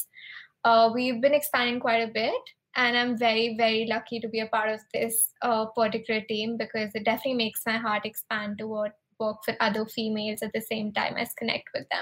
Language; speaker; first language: English; non-native, local second language; Hindi